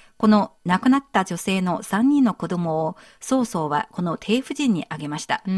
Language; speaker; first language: Japanese; non-native, fluent; Chinese